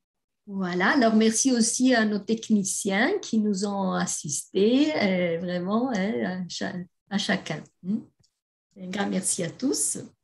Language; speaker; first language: French; non-native, fluent; Italian